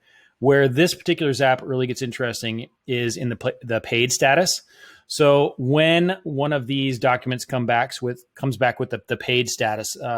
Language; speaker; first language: English; native; English